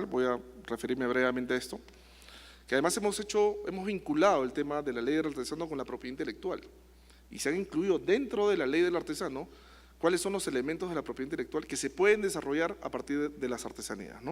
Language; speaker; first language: Spanish; native; Spanish